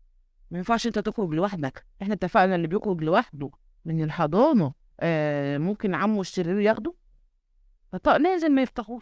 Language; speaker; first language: Arabic; native; Arabic